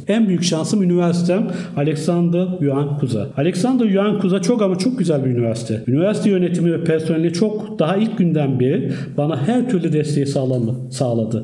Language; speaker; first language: Turkish; native; Turkish